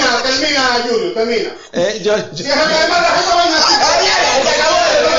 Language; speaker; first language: Spanish; native; Spanish